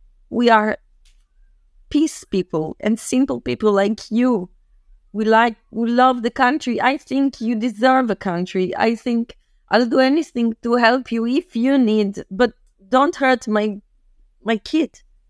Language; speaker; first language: English; non-native, fluent; Hebrew